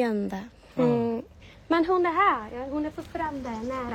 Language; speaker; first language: Swedish; non-native, learner; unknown